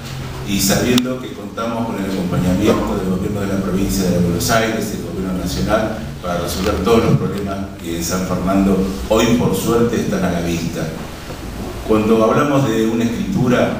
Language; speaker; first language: Spanish; native; Spanish